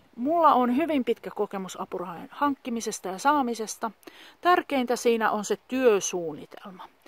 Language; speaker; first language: Finnish; native; Finnish